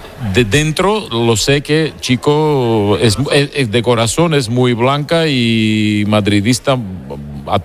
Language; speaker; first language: Spanish; non-native, fluent; Georgian